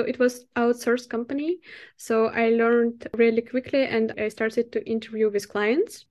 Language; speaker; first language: English; non-native, fluent; Russian